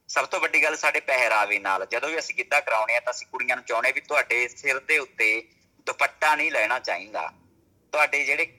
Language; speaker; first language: Punjabi; native; Punjabi